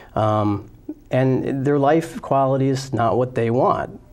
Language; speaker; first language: English; native; English